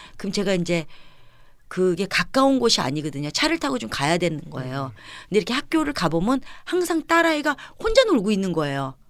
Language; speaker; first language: Korean; early bilingual, heritage; Korean